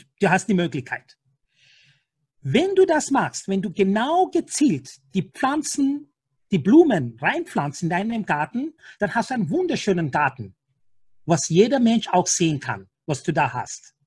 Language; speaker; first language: German; non-native, fluent; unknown